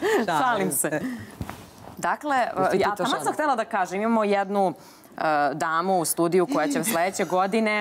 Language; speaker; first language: Serbian; native; Serbian